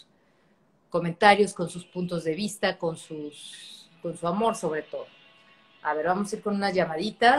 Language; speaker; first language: Spanish; native; Spanish